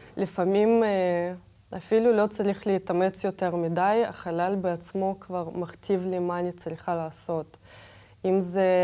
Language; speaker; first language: Hebrew; non-native, fluent; Russian